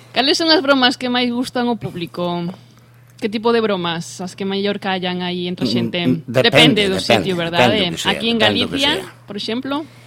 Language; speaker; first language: Galician; native; Galician